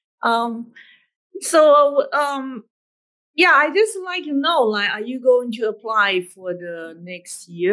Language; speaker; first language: English; non-native, fluent; Chinese